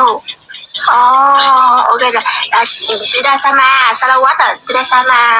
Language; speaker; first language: Indonesian; non-native, learner; Vietnamese